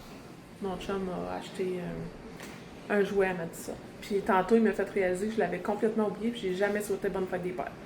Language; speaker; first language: French; native; French